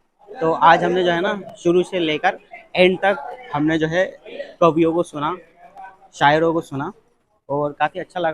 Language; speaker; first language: Hindi; native; Hindi